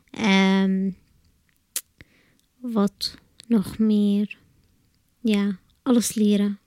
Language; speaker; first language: Dutch; non-native, learner; Arabic